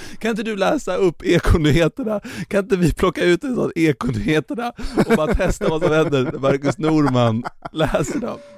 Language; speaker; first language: Swedish; native; Swedish